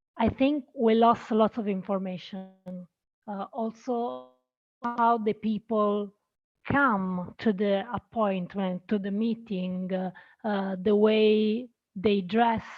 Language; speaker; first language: English; non-native, learner; Italian